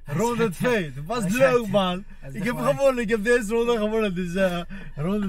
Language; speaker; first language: Dutch; non-native, fluent; Armenian